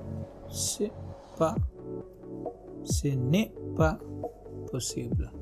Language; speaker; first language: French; non-native, learner; Hindi